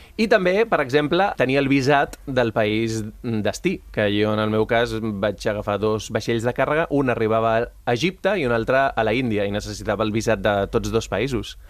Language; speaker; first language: Catalan; early bilingual, other home language; Spanish